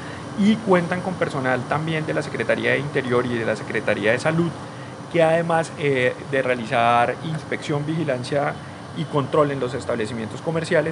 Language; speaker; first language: Spanish; native; Spanish